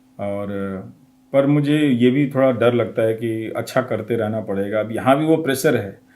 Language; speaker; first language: Hindi; non-native, local second language; Bhojpuri